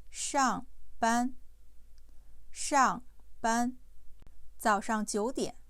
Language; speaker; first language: Chinese; non-native, fluent; Urdu